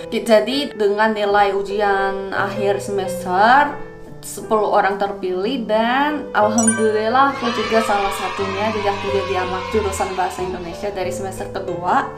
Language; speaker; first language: Indonesian; non-native, fluent; Korean